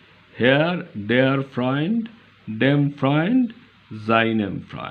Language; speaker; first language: German; non-native, learner; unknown